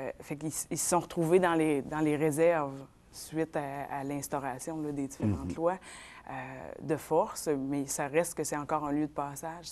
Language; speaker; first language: French; non-native, local second language; Innu-aimun